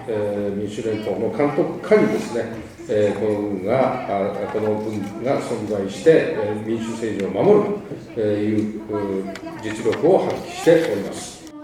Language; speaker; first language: Japanese; native; Japanese